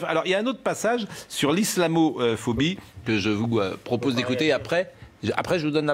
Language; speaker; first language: French; native; French